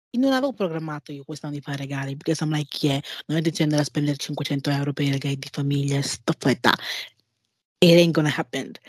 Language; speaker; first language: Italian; early bilingual, other home language; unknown